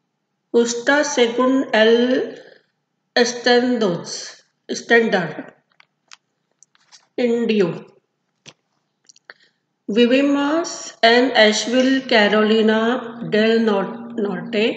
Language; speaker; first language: Spanish; non-native, learner; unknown